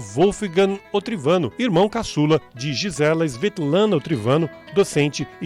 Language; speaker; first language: Portuguese; native; Portuguese